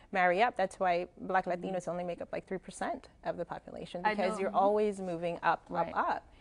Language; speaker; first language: English; non-native, fluent; Spanish